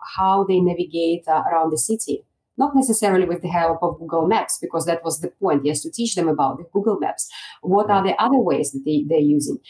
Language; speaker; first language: English; non-native, fluent; Russian